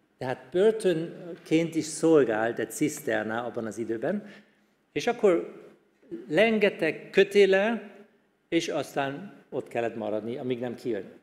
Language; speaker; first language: Hungarian; non-native, fluent; German